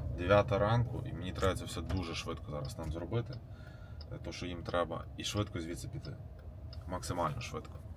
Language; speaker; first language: Ukrainian; non-native, local second language; Russian